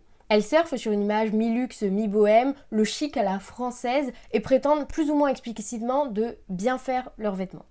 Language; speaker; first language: French; native; French